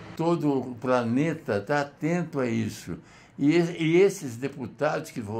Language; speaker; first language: Portuguese; native; Portuguese